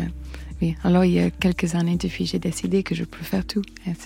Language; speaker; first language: French; non-native, fluent; English